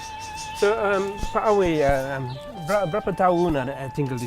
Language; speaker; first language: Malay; non-native, learner; English